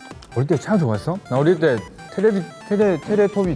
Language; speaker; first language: Korean; non-native, fluent; Chinese